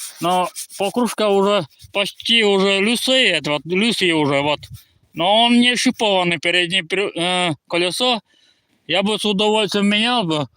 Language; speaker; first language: Russian; non-native, local second language; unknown